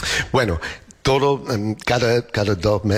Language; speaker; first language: Spanish; non-native, learner; English